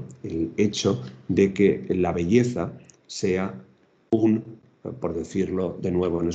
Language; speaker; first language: Spanish; native; Spanish